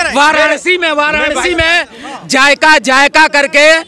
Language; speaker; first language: Hindi; native; Hindi